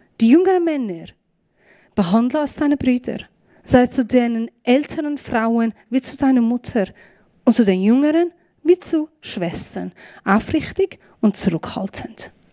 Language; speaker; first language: German; non-native, fluent; Persian